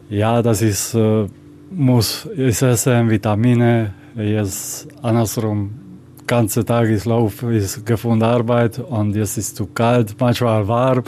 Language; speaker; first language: German; non-native, learner; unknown